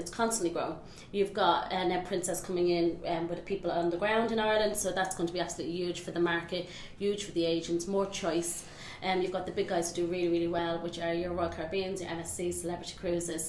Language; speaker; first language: English; native; English